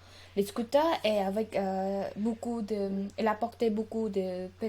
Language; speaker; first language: French; non-native, learner; Khmer